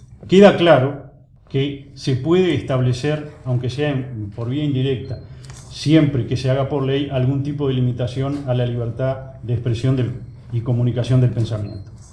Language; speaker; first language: Spanish; native; Spanish